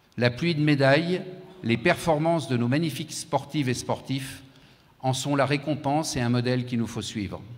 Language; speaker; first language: French; native; French